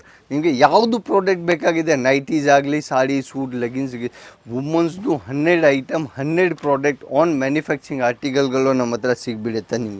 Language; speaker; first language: Kannada; non-native, local second language; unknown